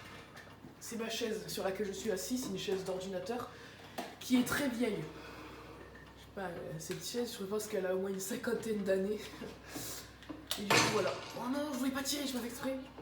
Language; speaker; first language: French; native; French